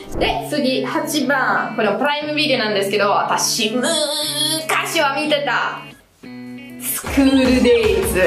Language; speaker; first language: Japanese; non-native, fluent; Italian